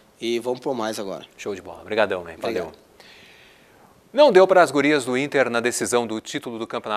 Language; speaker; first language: Portuguese; native; Portuguese